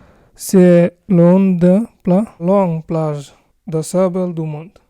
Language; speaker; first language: French; non-native, learner; Bangla